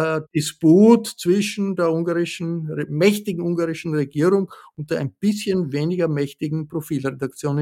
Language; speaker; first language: German; native; German